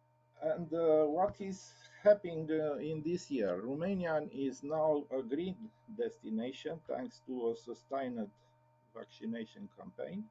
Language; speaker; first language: English; non-native, learner; Romanian